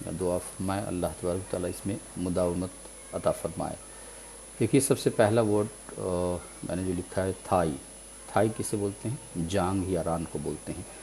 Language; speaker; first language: Urdu; native; Urdu